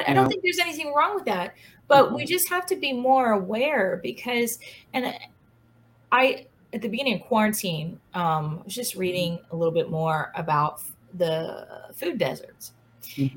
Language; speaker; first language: English; native; English